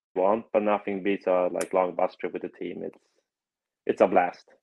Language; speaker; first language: English; non-native, fluent; Swedish